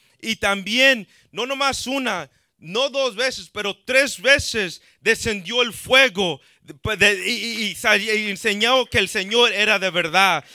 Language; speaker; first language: Spanish; early bilingual, heritage; Spanish